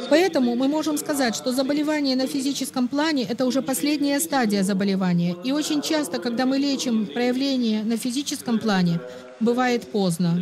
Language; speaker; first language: Russian; native; Russian